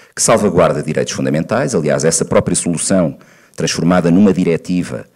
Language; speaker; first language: Portuguese; native; Portuguese